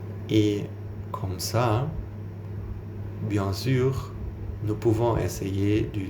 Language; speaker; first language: French; non-native, learner; German